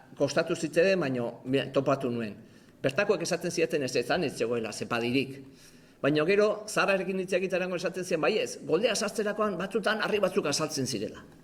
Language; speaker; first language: Basque; native; Basque